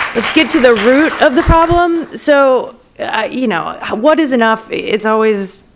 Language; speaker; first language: English; native; English